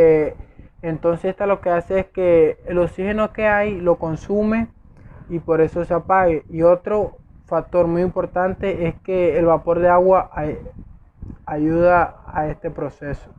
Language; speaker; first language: Spanish; native; Spanish